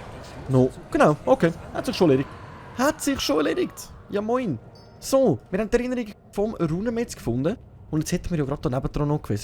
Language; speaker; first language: German; native; German